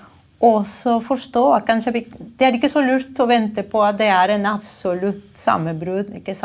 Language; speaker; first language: Norwegian; non-native, fluent; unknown